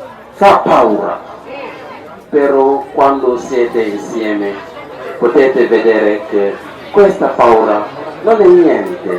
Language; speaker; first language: Italian; non-native, learner; Wolof